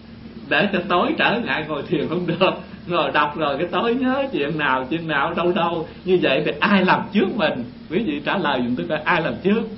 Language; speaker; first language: Vietnamese; native; Vietnamese